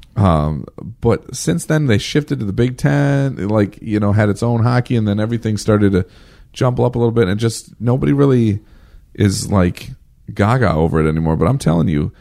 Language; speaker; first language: English; native; English